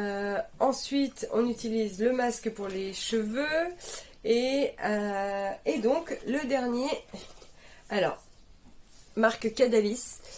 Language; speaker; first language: French; native; French